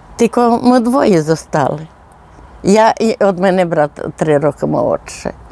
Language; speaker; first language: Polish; non-native, local second language; Rusyn